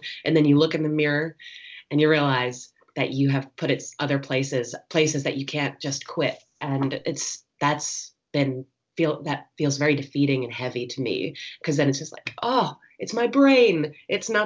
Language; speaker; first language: English; native; English